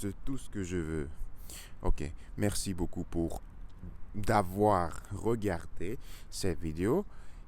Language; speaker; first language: French; non-native, learner; Russian